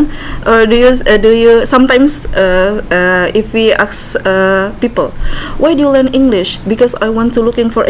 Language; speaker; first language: English; non-native, learner; Indonesian